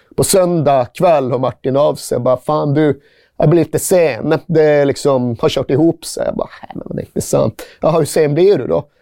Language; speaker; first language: Swedish; native; Swedish